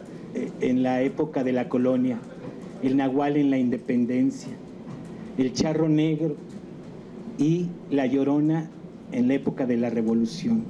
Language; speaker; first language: Spanish; native; Spanish